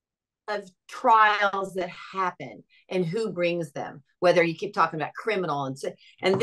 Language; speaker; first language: English; native; English